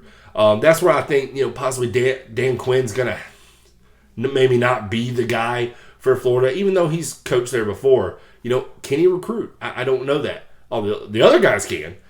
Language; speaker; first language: English; native; English